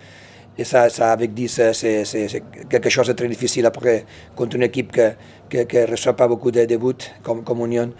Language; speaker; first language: French; non-native, fluent; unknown